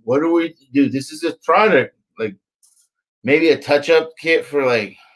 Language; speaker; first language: English; native; English